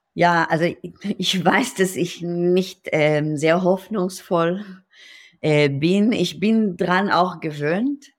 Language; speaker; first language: German; non-native, fluent; Hebrew